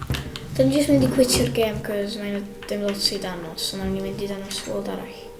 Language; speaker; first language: Welsh; native; Welsh